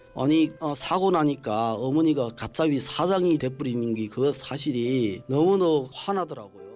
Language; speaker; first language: Korean; early bilingual, heritage; Korean